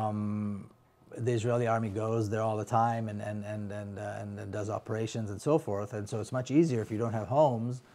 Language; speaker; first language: English; non-native, fluent; Hebrew